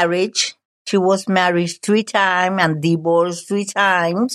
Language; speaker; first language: English; non-native, fluent; Spanish